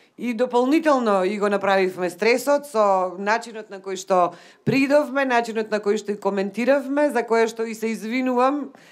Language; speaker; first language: Macedonian; native; Macedonian